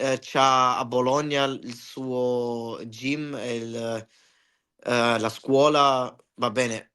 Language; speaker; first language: Italian; early bilingual, heritage; Italian